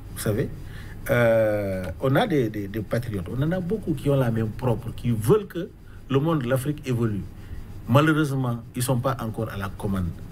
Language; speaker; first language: French; non-native, local second language; Wolof